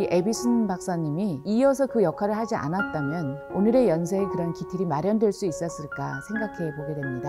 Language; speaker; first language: Korean; native; Korean